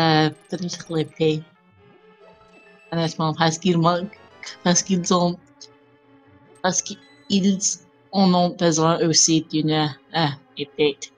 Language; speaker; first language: French; non-native, fluent; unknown